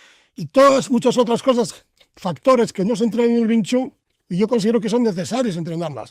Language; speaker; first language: Spanish; native; Spanish